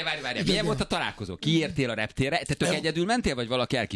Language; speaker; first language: Hungarian; native; Hungarian